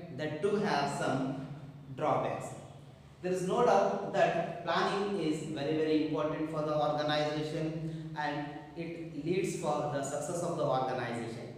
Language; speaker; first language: English; non-native, local second language; Kannada